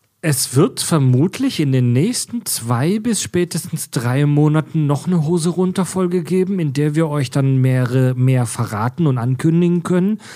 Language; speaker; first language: German; native; German